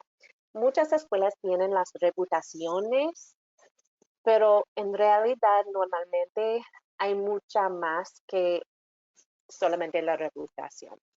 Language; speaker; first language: Spanish; non-native, fluent; English